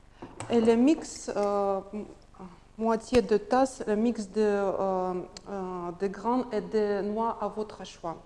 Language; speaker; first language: French; non-native, learner; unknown